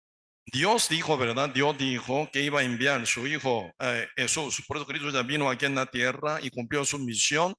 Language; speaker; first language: Spanish; non-native, learner; Korean